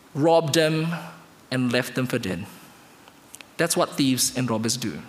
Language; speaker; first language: English; non-native, fluent; Indonesian